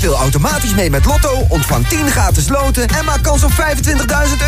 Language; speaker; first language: Dutch; native; Dutch